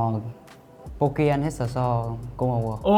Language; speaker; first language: Korean; non-native, learner; Vietnamese